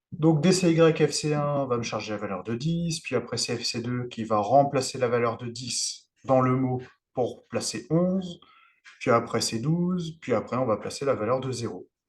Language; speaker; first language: French; native; French